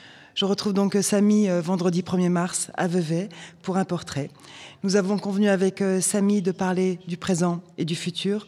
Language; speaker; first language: French; native; French